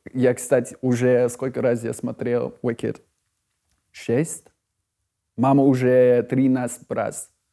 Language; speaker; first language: Russian; non-native, fluent; English